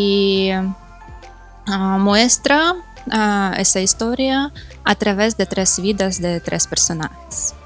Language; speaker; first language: Spanish; non-native, fluent; Ukrainian